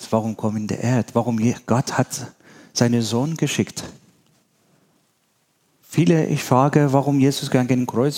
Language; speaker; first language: German; non-native, learner; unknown